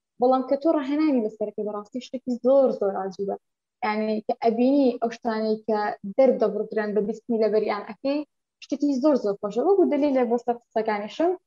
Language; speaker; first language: Central Kurdish; non-native, local second language; Kurdish